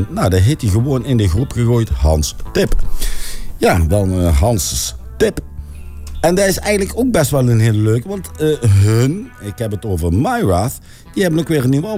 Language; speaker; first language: Dutch; native; Dutch